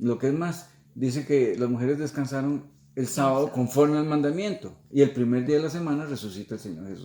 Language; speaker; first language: Spanish; native; Spanish